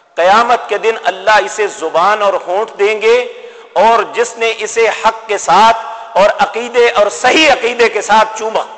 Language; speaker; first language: Urdu; non-native, local second language; Punjabi